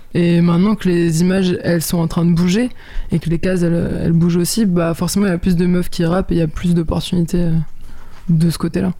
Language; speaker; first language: French; native; French